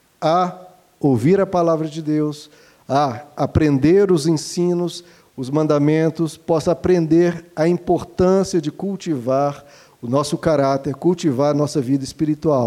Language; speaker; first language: Portuguese; native; Portuguese